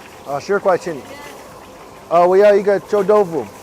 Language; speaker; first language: Chinese; non-native, learner; English